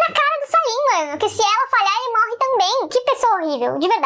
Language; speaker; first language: Portuguese; native; Portuguese